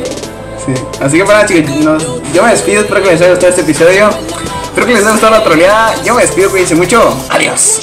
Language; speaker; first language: Spanish; native; Spanish